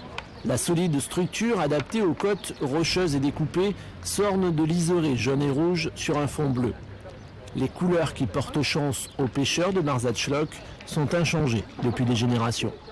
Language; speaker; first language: French; native; French